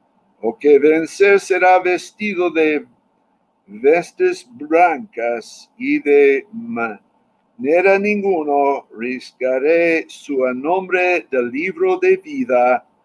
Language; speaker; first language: Spanish; non-native, fluent; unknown